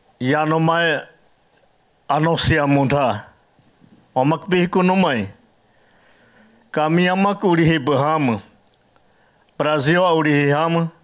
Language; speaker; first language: Portuguese; non-native, learner; Yanomámi